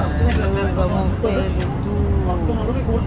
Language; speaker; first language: French; non-native, local second language; Lingala